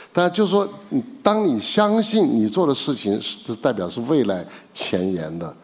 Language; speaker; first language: Chinese; native; Chinese